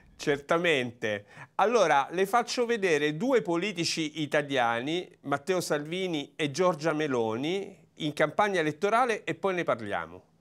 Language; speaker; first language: Italian; native; Italian